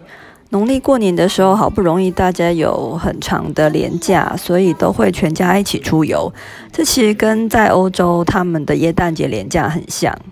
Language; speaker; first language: Chinese; native; Chinese